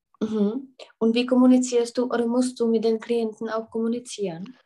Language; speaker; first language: German; non-native, fluent; Czech